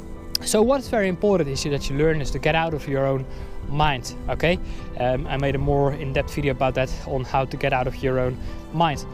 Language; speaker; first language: English; non-native, fluent; Dutch